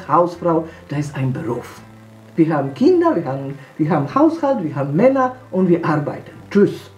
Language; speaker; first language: German; non-native, fluent; Polish